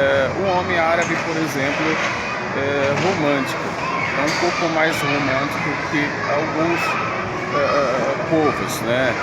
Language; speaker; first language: Portuguese; non-native, fluent; Arabic